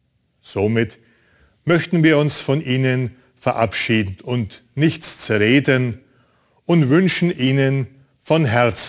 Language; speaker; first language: German; native; German